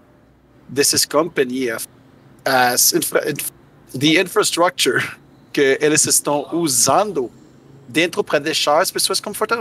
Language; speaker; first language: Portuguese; non-native, fluent; French